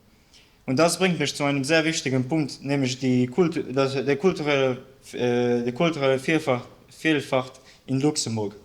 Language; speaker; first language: German; early bilingual, other home language; Bosnian